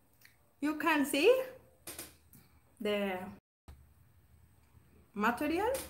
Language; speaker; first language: English; non-native, learner; Spanish